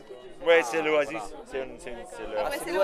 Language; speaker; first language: French; non-native, learner; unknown